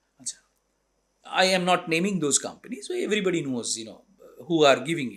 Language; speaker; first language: English; non-native, local second language; Bangla